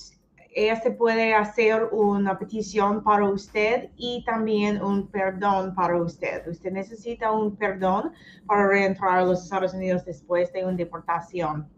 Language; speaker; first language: Spanish; non-native, learner; English